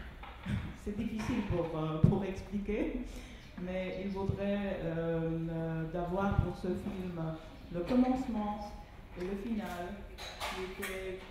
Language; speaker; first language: French; non-native, fluent; Polish